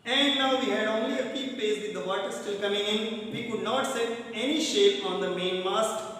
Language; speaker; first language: English; non-native, local second language; Hindi